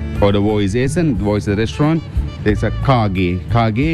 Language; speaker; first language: German; non-native, learner; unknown